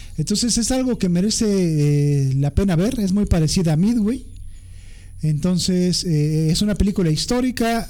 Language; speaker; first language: Spanish; native; Spanish